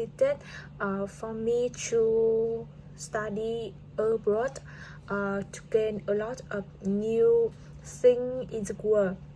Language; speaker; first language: English; non-native, learner; Vietnamese